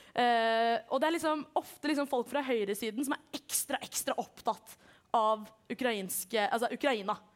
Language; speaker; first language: Norwegian; early bilingual, other home language; Kurdish